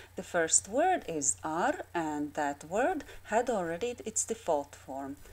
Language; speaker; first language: English; non-native, fluent; Latvian